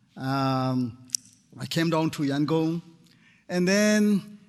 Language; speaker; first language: English; non-native, fluent; Burmese